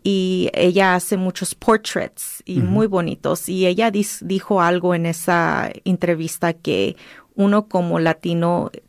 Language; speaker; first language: Spanish; early bilingual, heritage; Spanish